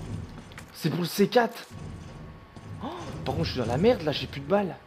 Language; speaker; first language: French; native; French